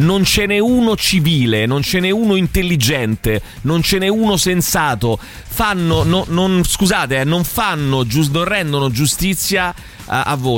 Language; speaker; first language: Italian; native; Italian